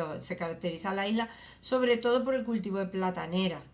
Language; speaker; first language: Spanish; native; Spanish